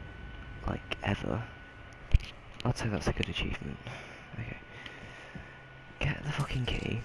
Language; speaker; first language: English; native; English